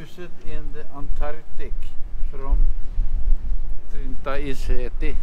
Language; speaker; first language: English; non-native, learner; Norwegian